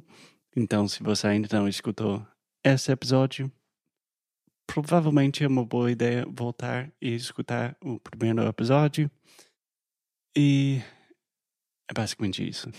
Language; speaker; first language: Portuguese; non-native, fluent; English